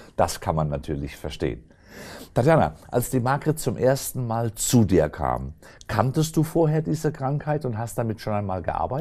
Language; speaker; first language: German; native; German